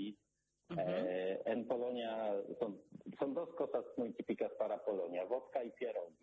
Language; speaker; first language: Spanish; non-native, learner; Polish